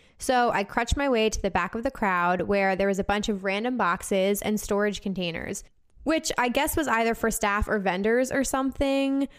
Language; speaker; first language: English; native; English